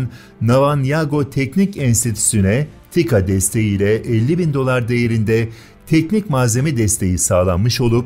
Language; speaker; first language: Turkish; native; Turkish